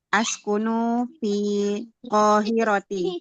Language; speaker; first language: Arabic; non-native, learner; Indonesian